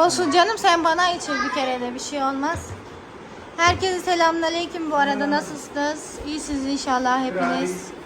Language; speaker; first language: Turkish; non-native, fluent; Urdu